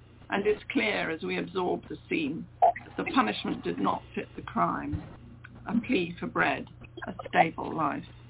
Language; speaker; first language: English; native; English